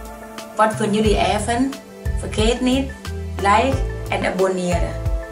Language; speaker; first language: Dutch; non-native, learner; Thai